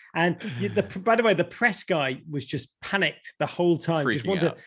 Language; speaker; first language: English; native; English